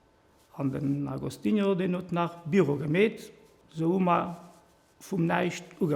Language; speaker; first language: German; non-native, learner; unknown